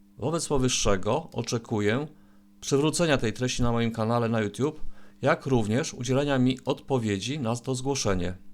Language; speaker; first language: Polish; native; Polish